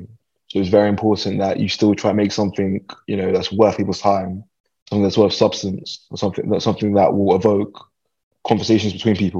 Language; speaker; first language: English; native; English